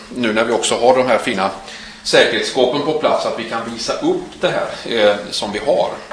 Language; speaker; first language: Swedish; native; Swedish